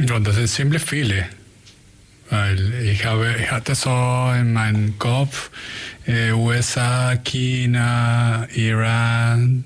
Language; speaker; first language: German; non-native, learner; Spanish